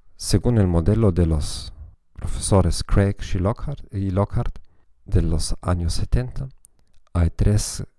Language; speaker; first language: Spanish; non-native, fluent; German